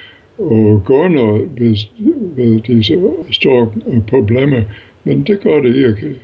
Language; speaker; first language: Danish; non-native, fluent; English